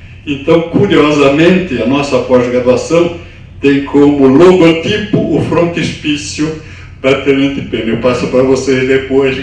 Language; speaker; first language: Portuguese; native; Portuguese